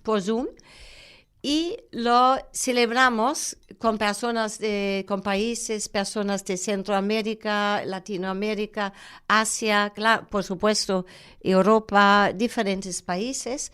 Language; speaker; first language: Spanish; non-native, fluent; German